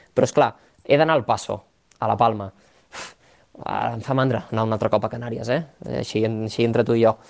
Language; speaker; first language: Catalan; native; Catalan